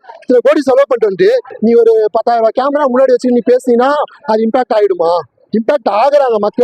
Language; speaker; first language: Tamil; native; Tamil